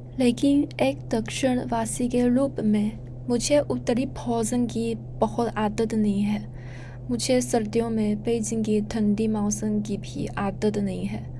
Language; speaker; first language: Hindi; non-native, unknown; Chinese